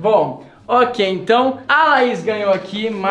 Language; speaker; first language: Portuguese; native; Portuguese